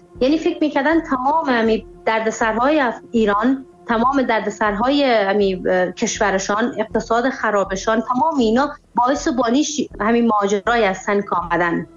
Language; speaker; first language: Persian; native; Persian